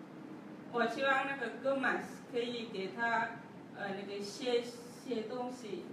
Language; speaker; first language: Chinese; non-native, learner; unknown